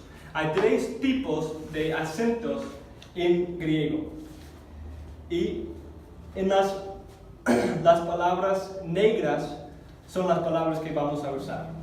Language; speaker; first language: Spanish; non-native, fluent; English